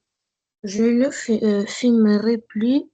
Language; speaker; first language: French; non-native, learner; Arabic